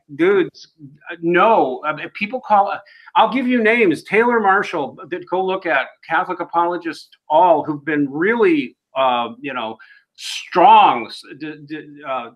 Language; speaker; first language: English; native; English